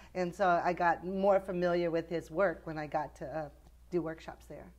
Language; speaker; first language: English; native; English